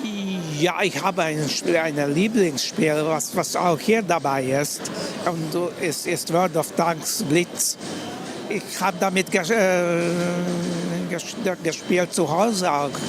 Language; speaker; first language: German; non-native, fluent; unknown